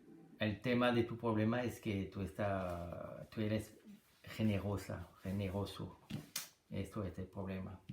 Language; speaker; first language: Spanish; non-native, learner; French